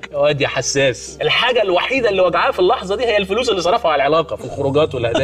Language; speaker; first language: Arabic; native; Arabic